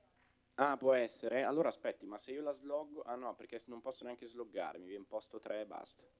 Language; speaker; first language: Italian; native; Italian